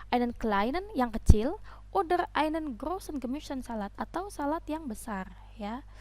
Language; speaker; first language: German; non-native, fluent; Indonesian